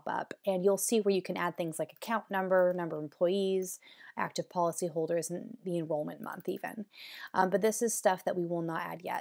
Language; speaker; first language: English; native; English